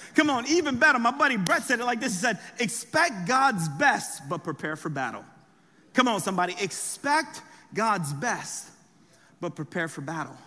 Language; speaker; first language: English; early bilingual, other home language; French